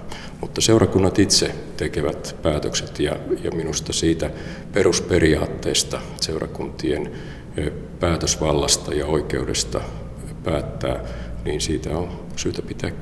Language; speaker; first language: Finnish; native; Finnish